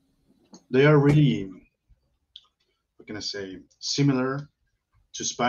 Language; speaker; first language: English; non-native, learner; Spanish